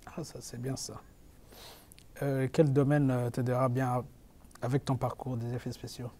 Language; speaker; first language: French; non-native, local second language; Rundi